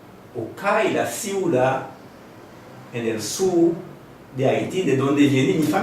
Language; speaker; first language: Spanish; non-native, fluent; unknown